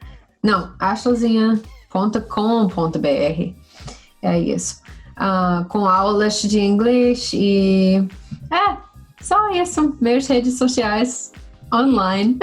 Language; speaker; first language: Portuguese; non-native, fluent; English